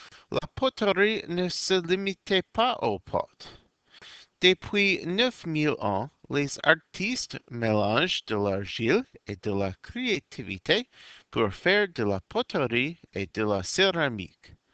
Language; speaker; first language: French; non-native, fluent; English